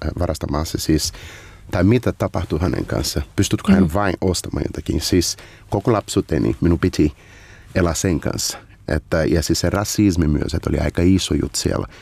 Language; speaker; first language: Finnish; non-native, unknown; Portuguese